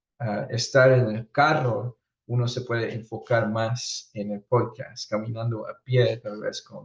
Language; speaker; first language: Spanish; early bilingual, heritage; Spanish